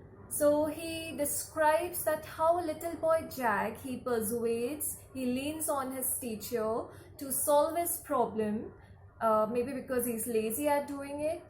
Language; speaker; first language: English; non-native, local second language; Hindi